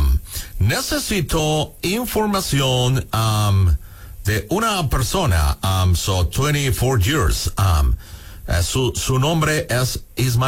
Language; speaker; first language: Spanish; non-native, learner; English